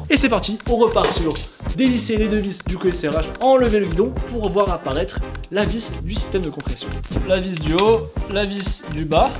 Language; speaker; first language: French; native; French